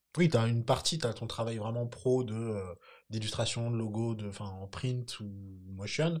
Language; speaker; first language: French; native; French